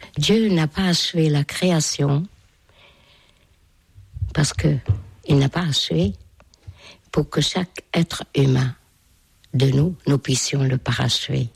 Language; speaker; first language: French; non-native, fluent; Hungarian